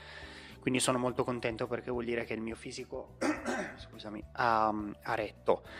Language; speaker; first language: Italian; native; Italian